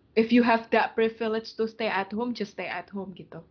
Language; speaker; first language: English; non-native, fluent; Indonesian